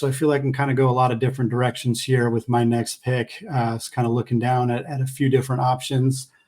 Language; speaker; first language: English; native; English